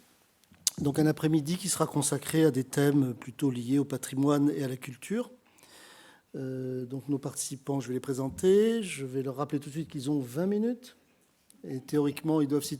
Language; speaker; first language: French; native; French